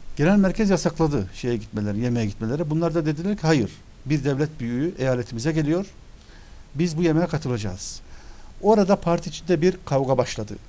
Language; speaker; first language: Turkish; early bilingual, other home language; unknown